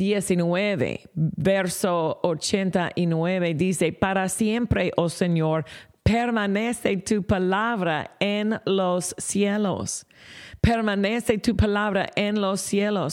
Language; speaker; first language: Spanish; non-native, fluent; English